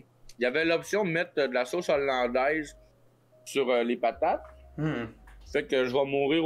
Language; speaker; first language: French; native; French